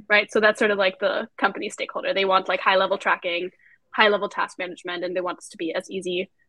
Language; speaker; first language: English; non-native, fluent; German